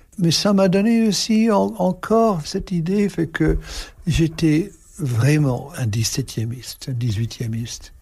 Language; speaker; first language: French; non-native, fluent; English